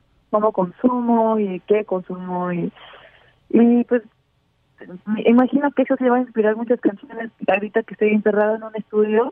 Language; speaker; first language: Spanish; early bilingual, heritage; Spanish